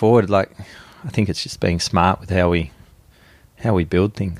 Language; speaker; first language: English; native; English